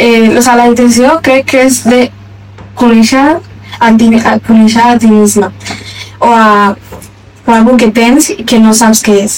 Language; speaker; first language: Catalan; non-native, local second language; Spanish